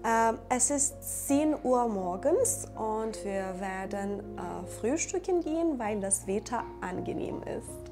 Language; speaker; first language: German; non-native, fluent; Persian